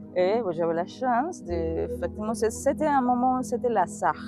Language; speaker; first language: French; non-native, learner; Spanish